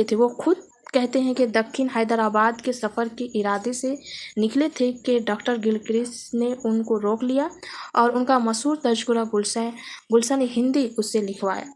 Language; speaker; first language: Urdu; native; Urdu